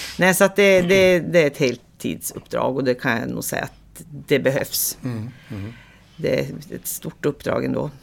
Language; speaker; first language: Swedish; native; Swedish